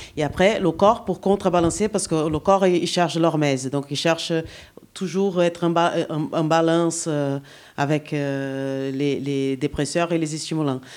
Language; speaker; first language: French; non-native, fluent; Portuguese